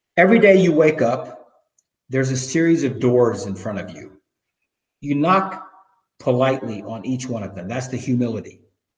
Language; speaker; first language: English; native; English